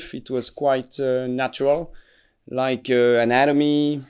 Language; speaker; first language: English; non-native, fluent; French